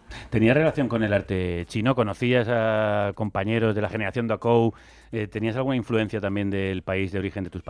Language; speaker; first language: Spanish; native; Spanish